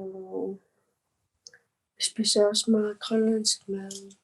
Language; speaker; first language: Danish; non-native, local second language; Kalaallisut